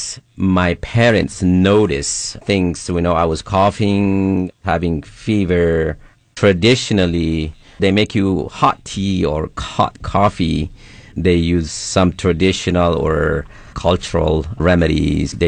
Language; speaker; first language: English; non-native, fluent; Sidamo